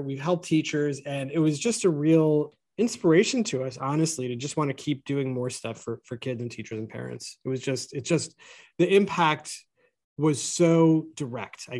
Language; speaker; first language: English; native; English